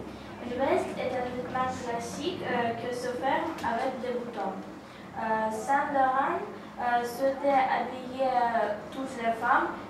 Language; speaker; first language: French; non-native, learner; Russian